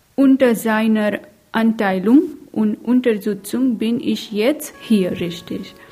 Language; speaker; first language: German; non-native, learner; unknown